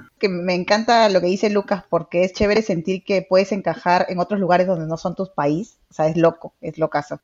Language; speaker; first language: Spanish; native; Spanish